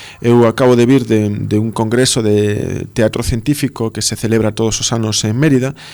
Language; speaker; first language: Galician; non-native, local second language; Spanish